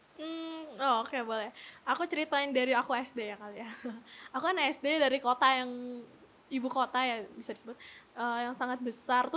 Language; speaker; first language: Indonesian; native; Indonesian